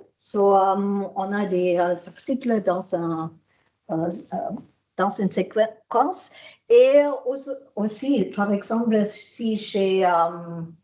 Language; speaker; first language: French; non-native, fluent; German